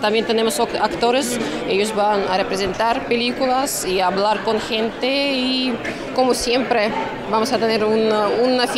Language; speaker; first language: Spanish; non-native, learner; Russian